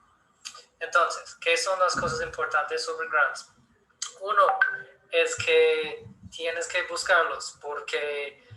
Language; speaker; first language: Spanish; non-native, learner; English